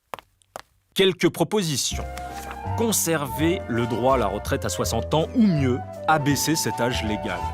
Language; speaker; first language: French; native; French